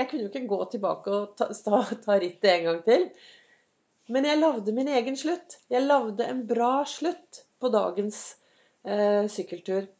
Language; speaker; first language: Norwegian; native; Norwegian